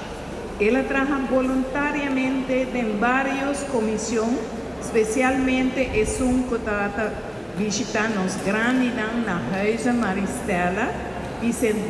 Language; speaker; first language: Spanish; non-native, local second language; Papiamento